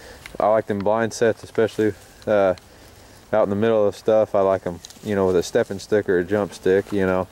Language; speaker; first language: English; native; English